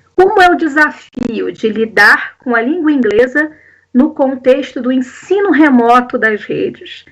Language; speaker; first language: Portuguese; native; Portuguese